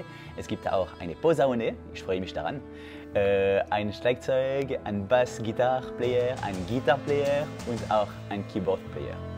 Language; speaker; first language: German; non-native, local second language; French